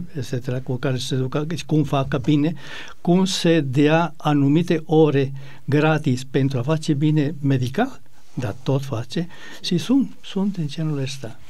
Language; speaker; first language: Romanian; non-native, fluent; Spanish